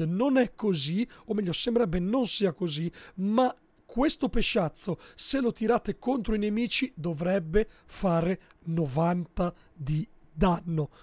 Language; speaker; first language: Italian; native; Italian